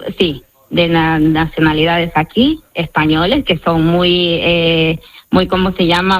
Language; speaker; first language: Spanish; native; Spanish